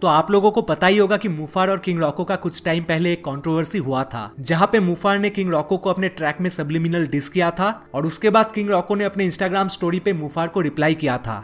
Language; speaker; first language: Hindi; non-native, local second language; Bangla